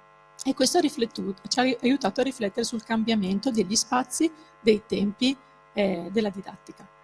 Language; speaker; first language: Italian; native; Italian